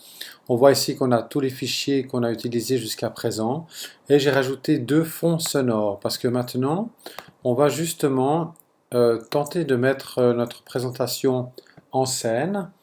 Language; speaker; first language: French; native; French